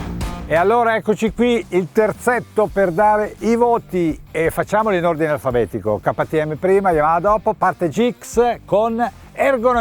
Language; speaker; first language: Italian; native; Italian